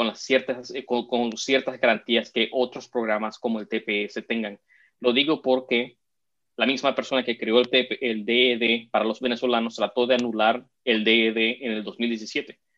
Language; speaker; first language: Spanish; native; Spanish